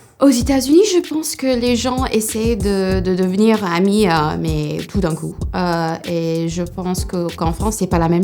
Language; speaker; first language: French; non-native, fluent; English